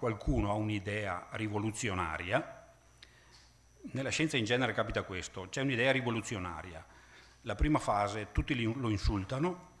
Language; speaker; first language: Italian; native; Italian